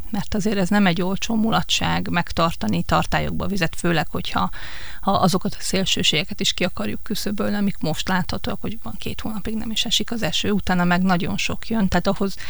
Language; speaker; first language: Hungarian; native; Hungarian